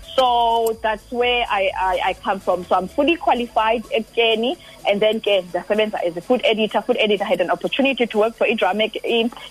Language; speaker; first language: English; non-native, local second language; Xhosa